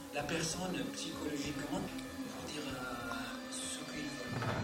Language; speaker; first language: French; non-native, fluent; Arabic